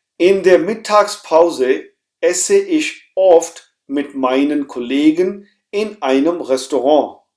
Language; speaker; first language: German; non-native, fluent; Hindi